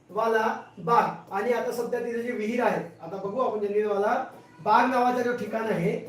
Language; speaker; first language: Marathi; non-native, local second language; Hindi